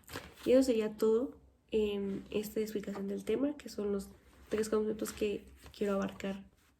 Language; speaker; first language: Spanish; native; Spanish